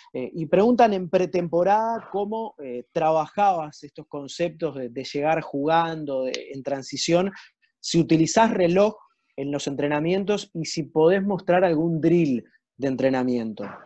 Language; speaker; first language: Spanish; native; Spanish